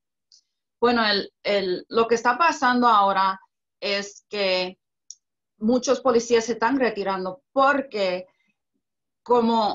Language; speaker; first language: Spanish; early bilingual, heritage; Spanish